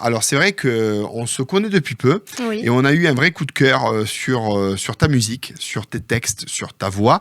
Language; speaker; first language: French; native; French